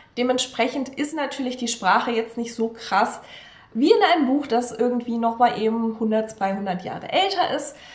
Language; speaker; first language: German; native; German